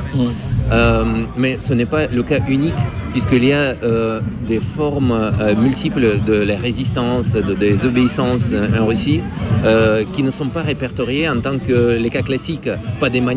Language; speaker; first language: French; non-native, fluent; Russian